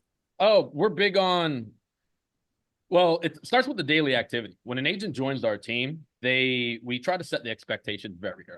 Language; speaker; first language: English; native; English